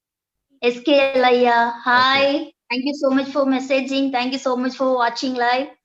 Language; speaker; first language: Telugu; non-native, learner; Malayalam